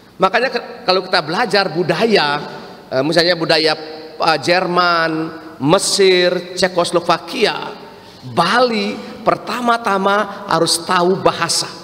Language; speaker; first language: Indonesian; non-native, local second language; Balinese